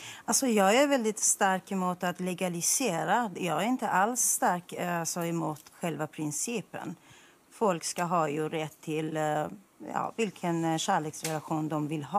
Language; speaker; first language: Swedish; non-native, fluent; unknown